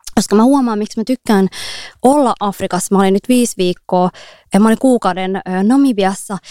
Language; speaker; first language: Finnish; early bilingual, other home language; Somali